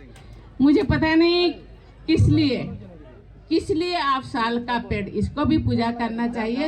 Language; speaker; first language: Hindi; non-native, local second language; Santali